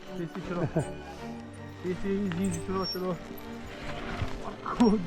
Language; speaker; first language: Italian; native; Italian